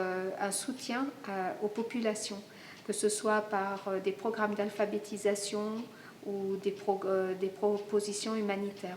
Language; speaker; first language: French; native; French